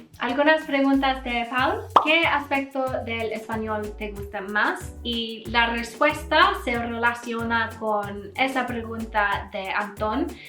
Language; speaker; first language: Spanish; non-native, learner; English